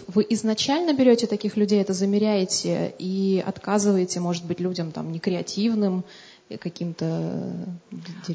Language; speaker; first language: Russian; native; Russian